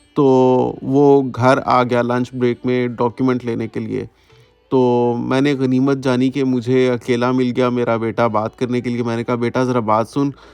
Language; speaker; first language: Urdu; native; Urdu